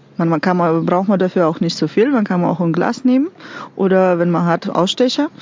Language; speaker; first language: German; non-native, fluent; Russian